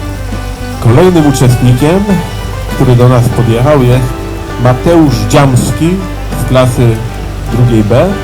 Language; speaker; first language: Polish; native; Polish